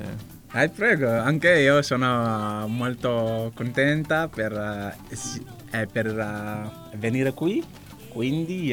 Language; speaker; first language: Italian; non-native, learner; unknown